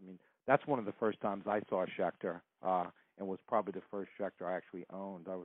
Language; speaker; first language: English; native; English